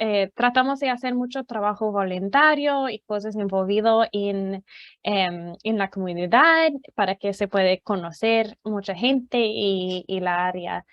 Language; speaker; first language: Spanish; non-native, fluent; English